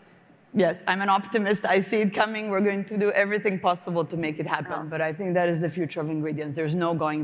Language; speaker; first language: English; non-native, fluent; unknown